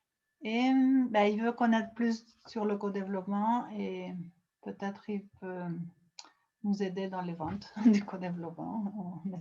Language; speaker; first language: French; non-native, fluent; Spanish